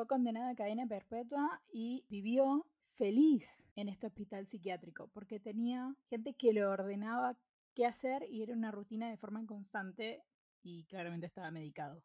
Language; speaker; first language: Spanish; native; Spanish